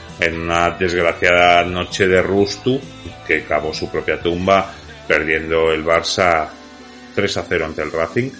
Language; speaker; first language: Spanish; native; Spanish